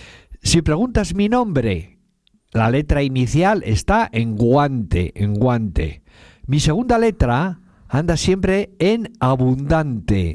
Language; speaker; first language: Spanish; native; Spanish